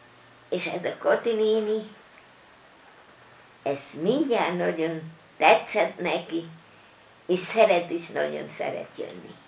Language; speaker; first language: Hungarian; non-native, local second language; German